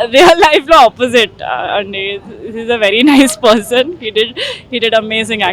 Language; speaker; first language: Telugu; non-native, learner; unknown